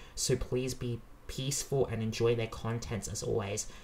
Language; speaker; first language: English; native; English